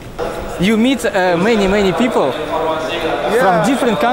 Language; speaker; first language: English; non-native, learner; Russian